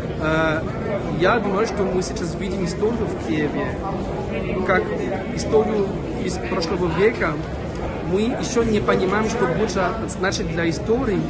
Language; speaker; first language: Russian; non-native, fluent; French